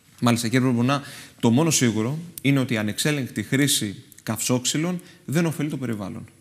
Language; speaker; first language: Greek; native; Greek